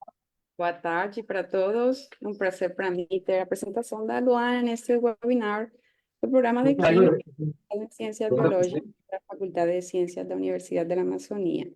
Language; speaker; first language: Portuguese; non-native, fluent; Spanish